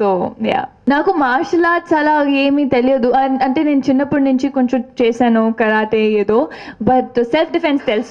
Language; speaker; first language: Telugu; non-native, fluent; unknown